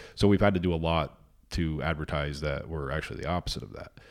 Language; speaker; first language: English; native; English